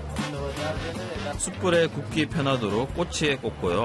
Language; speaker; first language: Korean; native; Korean